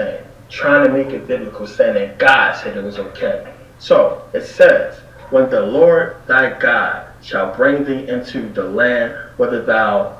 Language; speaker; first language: English; native; English